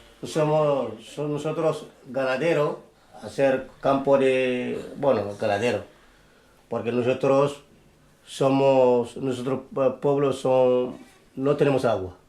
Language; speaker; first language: Spanish; non-native, learner; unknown